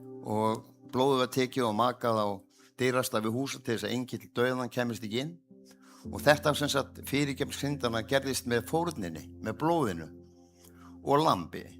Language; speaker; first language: Icelandic; native; Icelandic